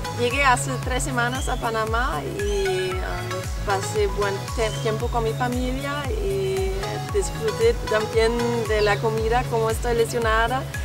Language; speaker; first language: Spanish; non-native, fluent; German